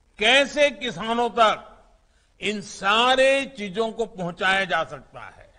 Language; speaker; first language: Hindi; non-native, local second language; Gujarati